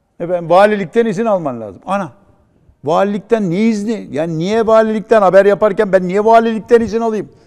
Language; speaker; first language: Turkish; native; Turkish